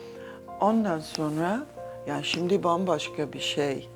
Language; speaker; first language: Turkish; non-native, fluent; English